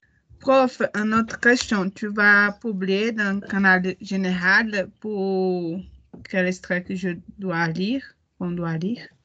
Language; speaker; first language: French; non-native, learner; Portuguese